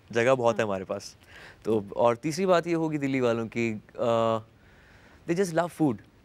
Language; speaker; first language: Hindi; native; Hindi